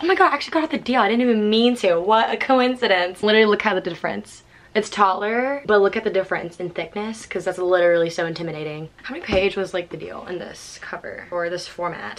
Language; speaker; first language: English; native; English